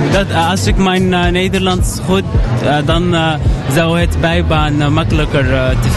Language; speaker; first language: Dutch; non-native, learner; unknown